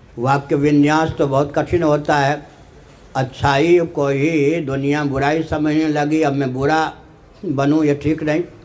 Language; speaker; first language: Hindi; non-native, local second language; Maithili